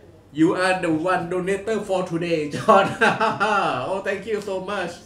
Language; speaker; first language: English; non-native, learner; Thai